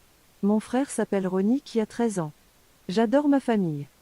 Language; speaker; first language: French; non-native, learner; Bangla